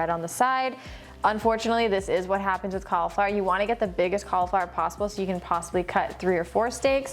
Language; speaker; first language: English; native; English